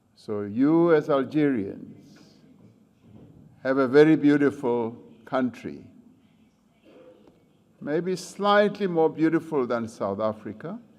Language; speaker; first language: English; non-native, local second language; Venda